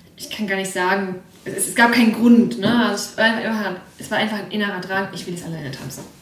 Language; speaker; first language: German; early bilingual, other home language; Russian